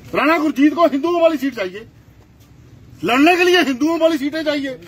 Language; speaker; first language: Hindi; non-native, local second language; Punjabi